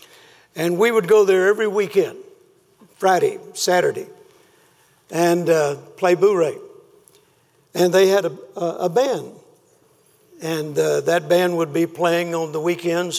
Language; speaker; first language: English; native; English